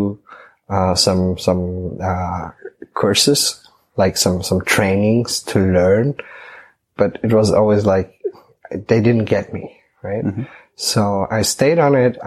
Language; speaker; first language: English; non-native, fluent; German